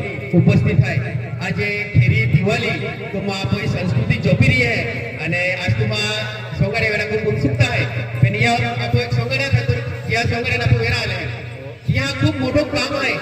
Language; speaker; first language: Marathi; non-native, local second language; Bhili